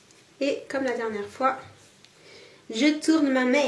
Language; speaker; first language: French; native; French